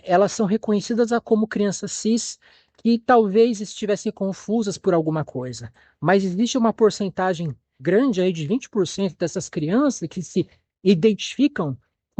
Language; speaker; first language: Portuguese; native; Portuguese